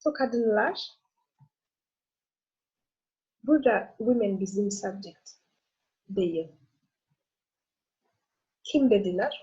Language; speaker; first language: Turkish; non-native, learner; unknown